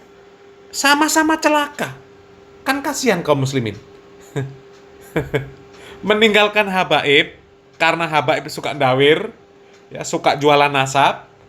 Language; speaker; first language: Indonesian; native; Indonesian